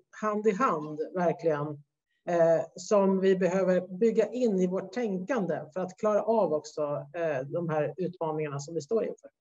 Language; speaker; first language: Swedish; native; Swedish